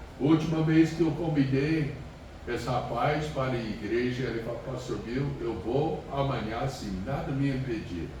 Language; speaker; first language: Portuguese; non-native, fluent; English